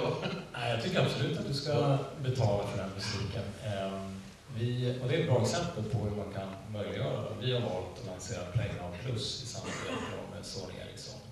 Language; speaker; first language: Swedish; native; Swedish